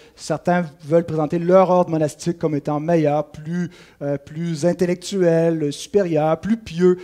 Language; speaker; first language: French; native; French